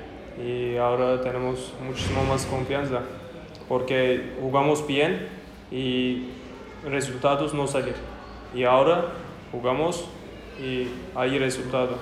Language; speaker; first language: Spanish; non-native, learner; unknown